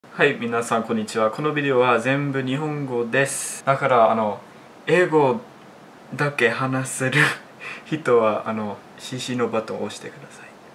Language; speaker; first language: Japanese; non-native, learner; English